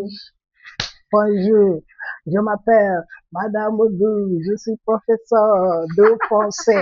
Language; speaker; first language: French; non-native, fluent; Igbo